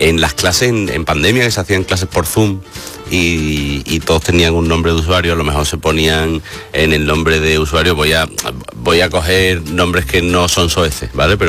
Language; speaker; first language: Spanish; native; Spanish